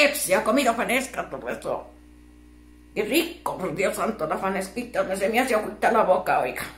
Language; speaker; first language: Spanish; native; Spanish